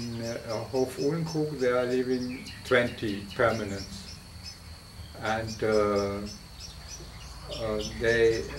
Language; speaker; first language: English; non-native, fluent; German